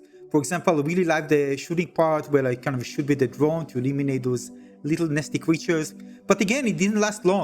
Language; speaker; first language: English; non-native, fluent; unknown